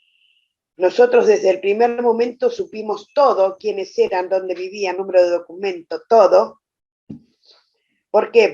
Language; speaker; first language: Spanish; native; Spanish